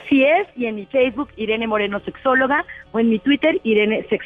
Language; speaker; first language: Spanish; native; Spanish